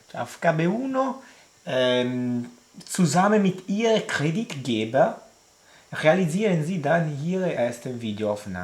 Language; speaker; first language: German; non-native, learner; Italian